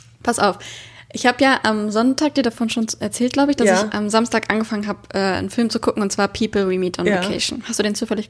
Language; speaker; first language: German; native; German